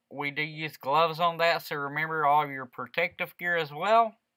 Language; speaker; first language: English; early bilingual, other home language; Spanish